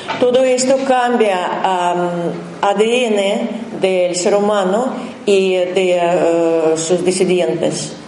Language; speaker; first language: Spanish; non-native, learner; Russian